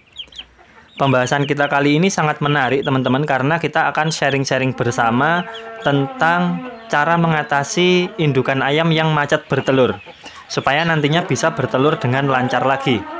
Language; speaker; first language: Indonesian; native; Indonesian